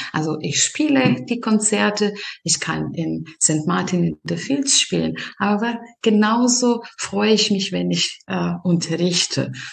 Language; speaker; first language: German; non-native, fluent; Serbian